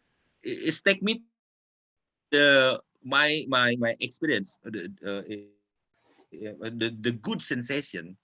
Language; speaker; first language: English; non-native, local second language; Indonesian